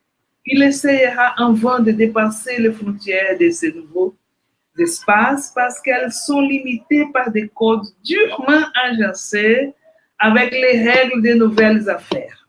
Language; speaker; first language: French; non-native, fluent; Portuguese